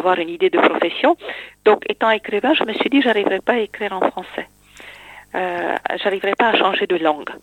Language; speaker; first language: French; non-native, fluent; Romanian